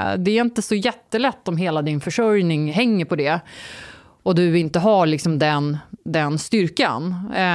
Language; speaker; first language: Swedish; early bilingual, other home language; Turkish